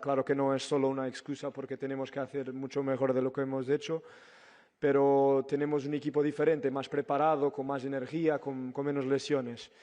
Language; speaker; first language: Spanish; non-native, fluent; Portuguese